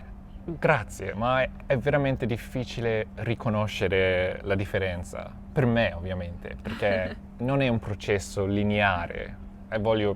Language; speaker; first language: Italian; non-native, fluent; English